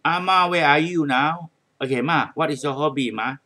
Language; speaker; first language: English; non-native, local second language; Malay